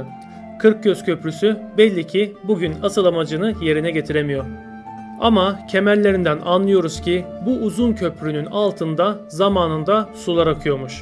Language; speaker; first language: Turkish; native; Turkish